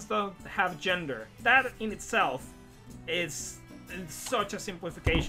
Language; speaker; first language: English; non-native, fluent; Spanish